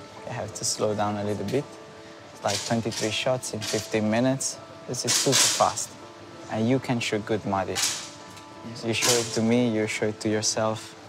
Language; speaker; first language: English; non-native, fluent; Italian